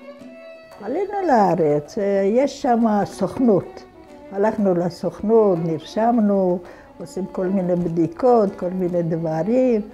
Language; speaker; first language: Hebrew; non-native, fluent; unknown